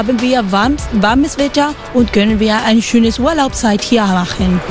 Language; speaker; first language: German; non-native, learner; Spanish